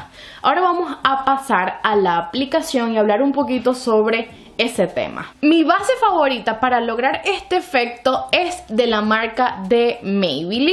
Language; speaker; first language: Spanish; native; Spanish